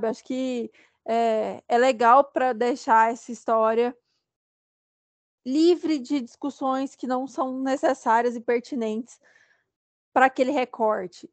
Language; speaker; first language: Portuguese; native; Portuguese